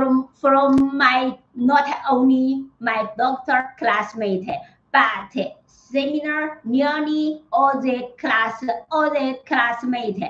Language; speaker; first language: English; non-native, learner; Chinese